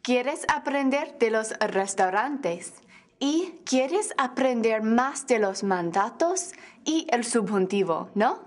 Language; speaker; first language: Spanish; non-native, fluent; English